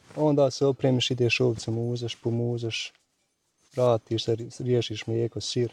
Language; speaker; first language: Bosnian; native; Bosnian